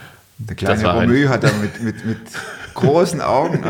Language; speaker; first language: German; native; German